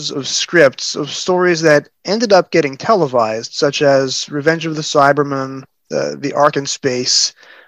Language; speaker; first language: English; native; English